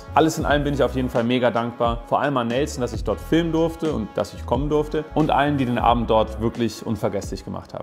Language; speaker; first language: German; native; German